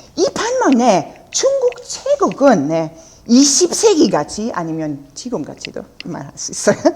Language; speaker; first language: Korean; non-native, learner; German